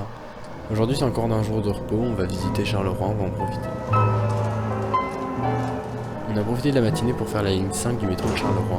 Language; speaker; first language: French; native; French